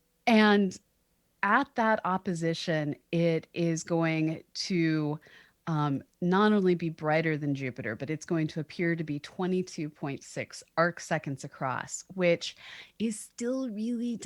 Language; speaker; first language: English; native; English